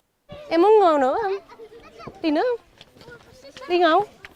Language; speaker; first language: Vietnamese; early bilingual, heritage; English